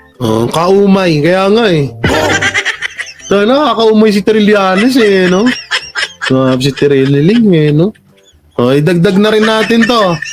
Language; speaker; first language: Filipino; native; Filipino